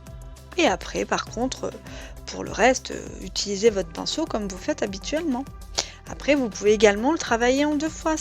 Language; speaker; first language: French; native; French